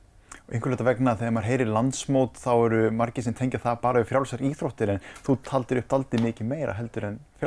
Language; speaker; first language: Icelandic; native; Icelandic